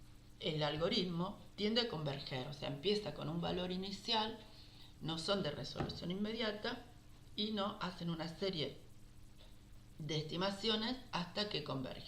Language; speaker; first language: Spanish; native; Spanish